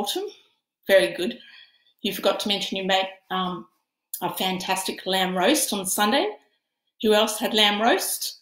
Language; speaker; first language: English; native; English